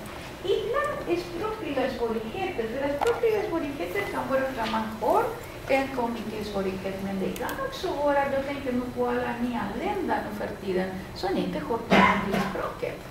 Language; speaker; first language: Swedish; non-native, fluent; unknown